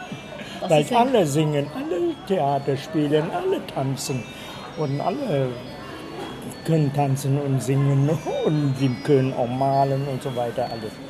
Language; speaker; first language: German; non-native, fluent; Khmer